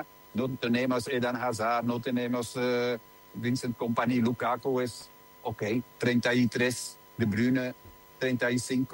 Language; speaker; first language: Spanish; non-native, learner; Dutch